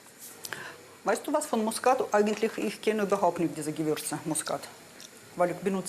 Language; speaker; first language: German; non-native, learner; Russian